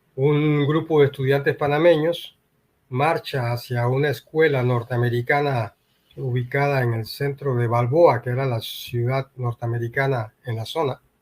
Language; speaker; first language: Spanish; native; Spanish